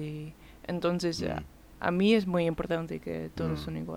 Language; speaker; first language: Spanish; non-native, learner; Dutch